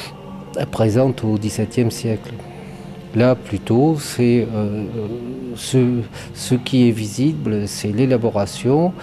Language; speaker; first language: French; native; French